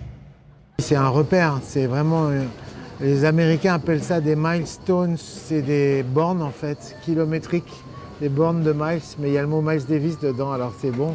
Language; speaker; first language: French; native; French